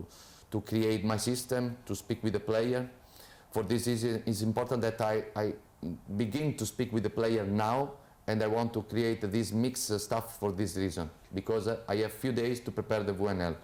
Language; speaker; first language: English; non-native, fluent; Italian